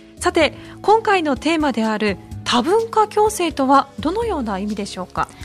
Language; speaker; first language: Japanese; native; Japanese